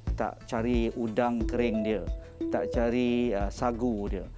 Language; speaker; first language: Malay; native; Malay